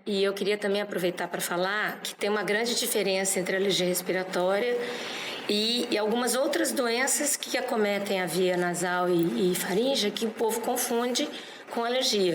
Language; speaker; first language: Portuguese; native; Portuguese